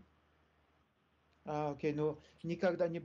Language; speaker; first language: Russian; non-native, learner; French